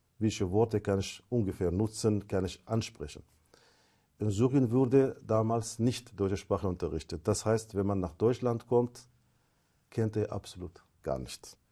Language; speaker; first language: German; non-native, fluent; Arabic